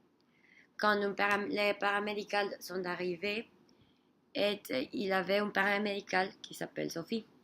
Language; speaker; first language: French; non-native, learner; Spanish